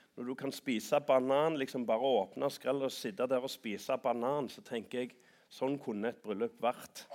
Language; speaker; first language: Norwegian; native; Norwegian